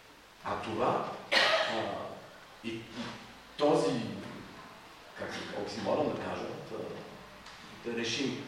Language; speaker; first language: Bulgarian; non-native, fluent; French